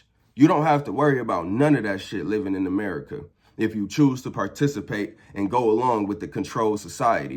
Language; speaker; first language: English; native; English